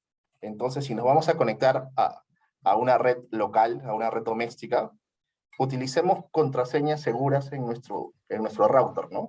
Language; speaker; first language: Spanish; native; Spanish